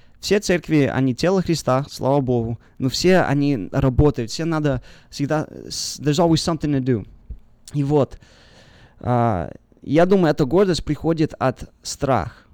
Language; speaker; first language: Russian; early bilingual, heritage; Russian